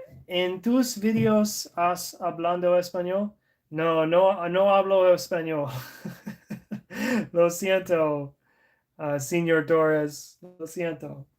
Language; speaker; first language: Spanish; non-native, learner; English